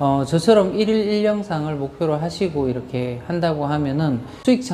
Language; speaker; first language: Korean; native; Korean